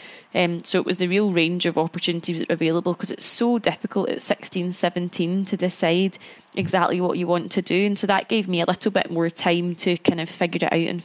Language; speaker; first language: English; native; English